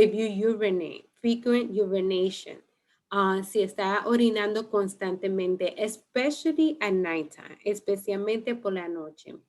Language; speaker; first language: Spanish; early bilingual, heritage; Spanish